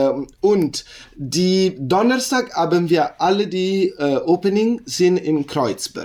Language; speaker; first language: German; non-native, learner; Italian